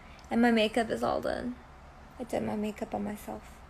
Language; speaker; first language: English; early bilingual, other home language; Korean